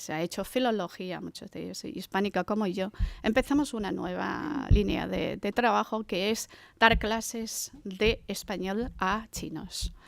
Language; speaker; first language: Spanish; non-native, fluent; Chinese